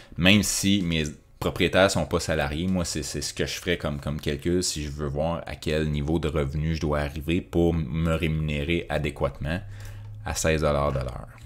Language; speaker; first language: French; native; French